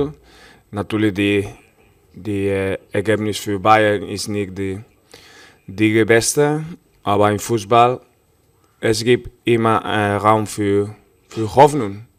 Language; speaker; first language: German; non-native, fluent; Spanish